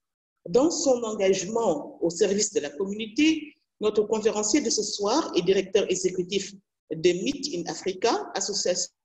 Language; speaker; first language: French; non-native, local second language; Wolof